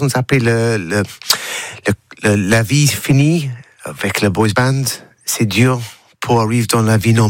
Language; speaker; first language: French; non-native, learner; English